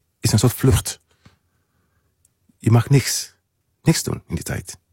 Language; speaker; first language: Dutch; non-native, learner; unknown